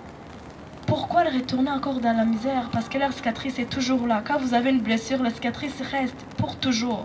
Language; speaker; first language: French; non-native, local second language; Rundi